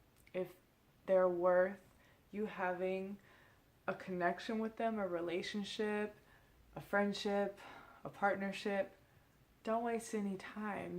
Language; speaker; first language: English; native; English